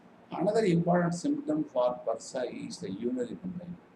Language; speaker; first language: English; non-native, local second language; Tamil